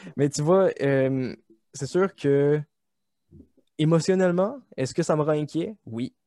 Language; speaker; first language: French; native; French